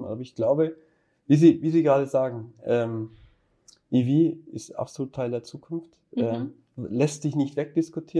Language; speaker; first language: German; native; German